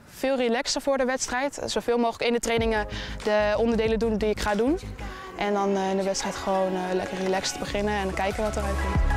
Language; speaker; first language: Dutch; native; Dutch